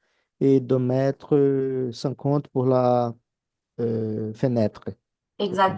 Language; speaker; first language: French; non-native, fluent; Portuguese